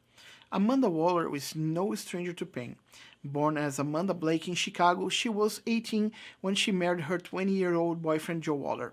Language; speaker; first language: English; non-native, fluent; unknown